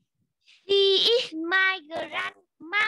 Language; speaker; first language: English; non-native, learner; Vietnamese